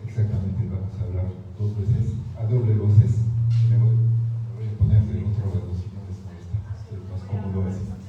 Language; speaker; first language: Spanish; non-native, fluent; French